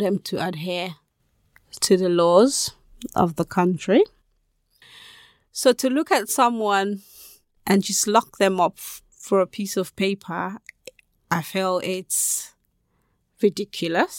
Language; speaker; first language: English; non-native, local second language; Krio